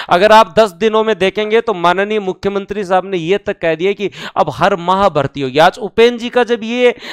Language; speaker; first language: Hindi; native; Hindi